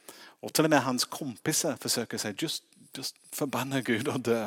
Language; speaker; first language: Swedish; non-native, fluent; English